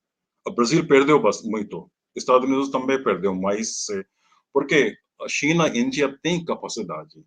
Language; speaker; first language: Portuguese; non-native, learner; Hindi